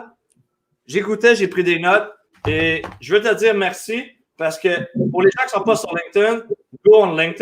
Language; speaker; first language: French; native; French